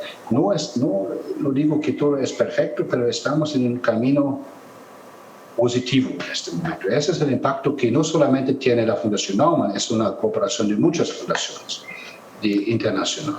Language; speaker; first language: Spanish; non-native, fluent; German